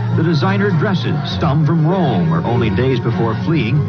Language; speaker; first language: Norwegian; early bilingual, other home language; Filipino